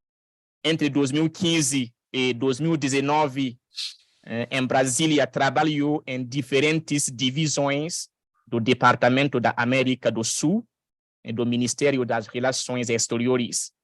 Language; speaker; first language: Portuguese; non-native, fluent; French